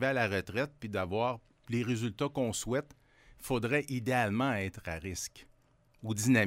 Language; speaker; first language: French; native; French